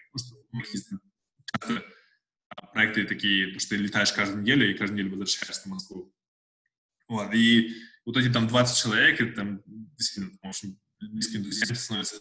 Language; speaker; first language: Russian; native; Russian